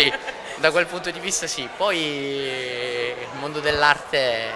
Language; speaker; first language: Italian; native; Italian